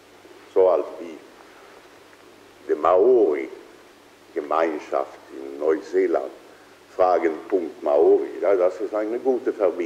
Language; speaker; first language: German; non-native, fluent; Swedish